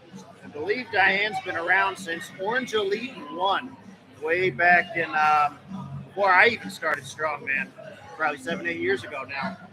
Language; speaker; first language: English; native; English